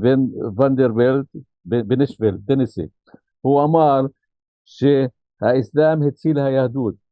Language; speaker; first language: Hebrew; non-native, local second language; Arabic